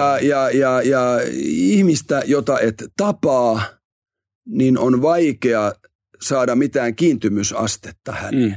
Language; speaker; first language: Finnish; native; Finnish